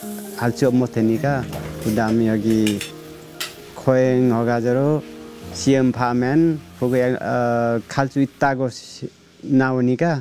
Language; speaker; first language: Korean; non-native, learner; Nepali